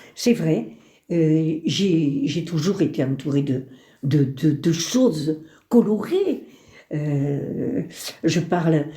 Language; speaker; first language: French; early bilingual, other home language; Spanish